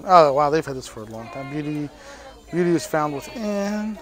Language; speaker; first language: English; native; English